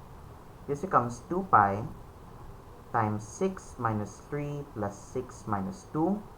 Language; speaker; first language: English; non-native, local second language; Filipino